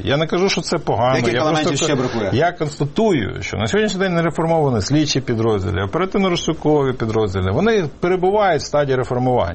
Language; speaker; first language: Ukrainian; native; Ukrainian